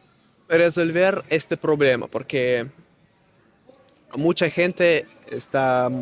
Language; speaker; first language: Spanish; non-native, learner; Russian